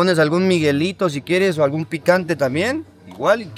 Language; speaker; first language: Spanish; native; Spanish